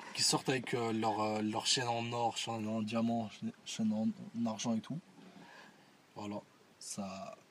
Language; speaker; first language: French; early bilingual, other home language; Arabic